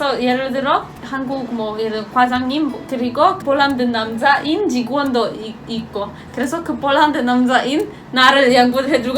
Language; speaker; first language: Korean; non-native, fluent; Polish